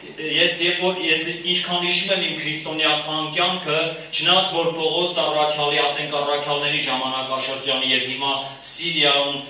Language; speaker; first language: Armenian; native; Armenian